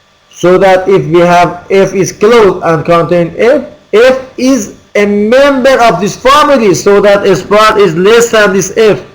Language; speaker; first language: English; non-native, fluent; Persian